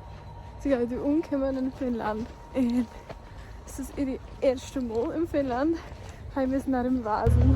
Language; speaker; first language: German; non-native, learner; English